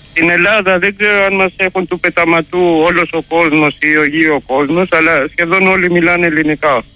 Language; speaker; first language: Greek; early bilingual, heritage; Greek